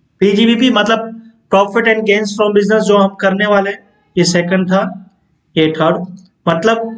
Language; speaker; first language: Hindi; non-native, local second language; Gujarati